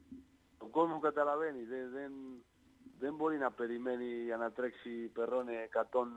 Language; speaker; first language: Greek; non-native, learner; Spanish